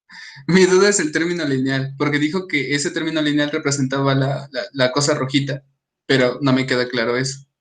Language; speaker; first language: Spanish; native; Spanish